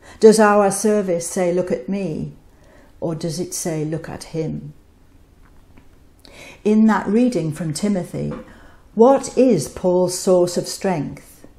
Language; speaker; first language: English; native; English